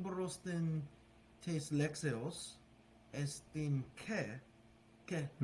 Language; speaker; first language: Greek; non-native, learner; English